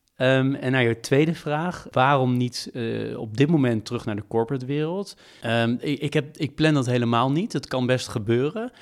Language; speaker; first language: Dutch; native; Dutch